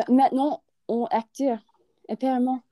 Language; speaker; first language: French; non-native, learner; English